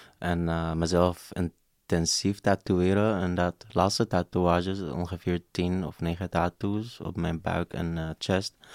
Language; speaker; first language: Dutch; non-native, fluent; Arabic